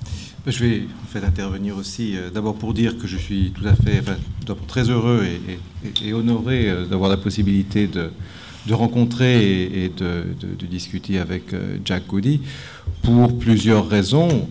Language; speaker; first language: French; native; French